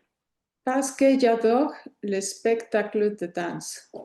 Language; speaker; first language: French; non-native, learner; Spanish